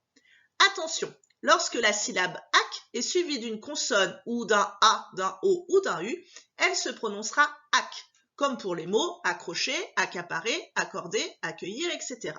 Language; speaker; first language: French; native; French